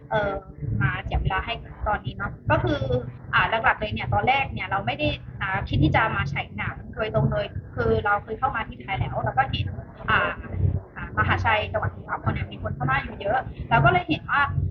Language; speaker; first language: Thai; non-native, fluent; Burmese